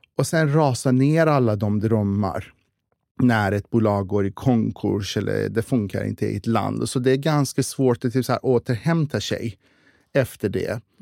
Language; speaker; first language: Swedish; non-native, fluent; Persian